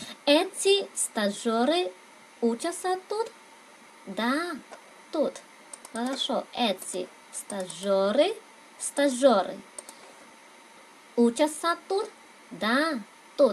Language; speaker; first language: Russian; non-native, fluent; Vietnamese